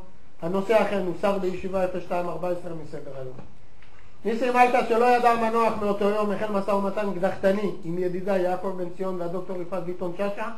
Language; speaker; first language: Hebrew; native; Hebrew